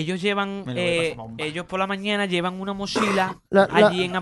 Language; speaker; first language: Spanish; native; Spanish